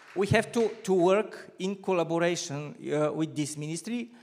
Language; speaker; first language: English; non-native, fluent; Bulgarian